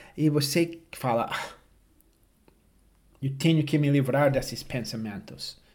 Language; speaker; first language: Portuguese; non-native, fluent; English